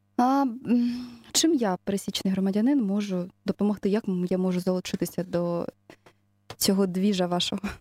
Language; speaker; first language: Ukrainian; native; Ukrainian